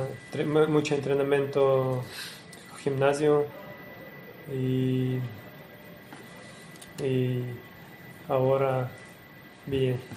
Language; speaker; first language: Spanish; non-native, learner; Portuguese